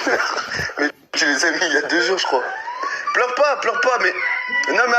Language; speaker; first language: French; native; French